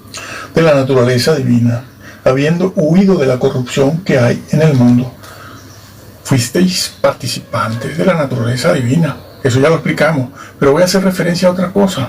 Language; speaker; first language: Spanish; native; Spanish